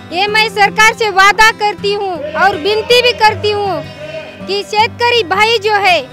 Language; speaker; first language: Hindi; non-native, local second language; Marathi